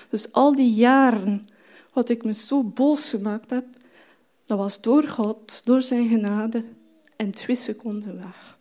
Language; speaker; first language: Dutch; non-native, fluent; French